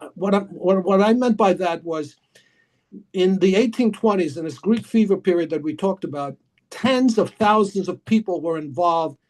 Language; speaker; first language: English; early bilingual, other home language; Greek